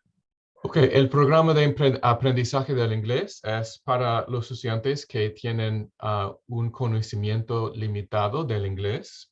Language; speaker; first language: Spanish; non-native, fluent; English